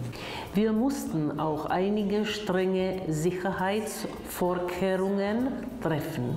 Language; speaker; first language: German; non-native, fluent; Czech